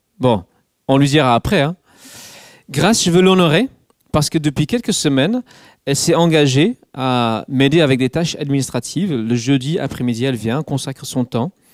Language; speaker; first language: French; non-native, fluent; English